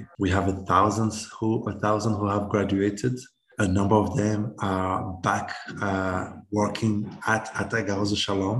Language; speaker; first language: English; non-native, local second language; Kinyarwanda